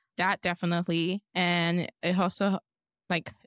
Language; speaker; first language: English; non-native, local second language; Yoruba